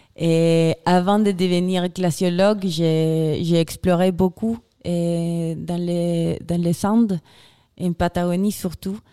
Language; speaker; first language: French; non-native, fluent; Spanish